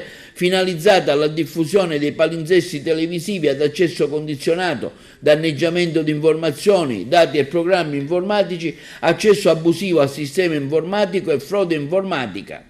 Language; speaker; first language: Italian; native; Italian